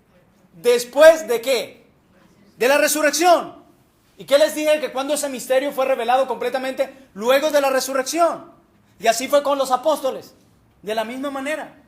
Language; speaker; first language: Spanish; native; Spanish